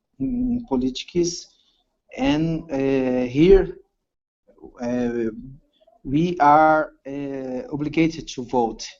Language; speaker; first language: English; non-native, learner; Portuguese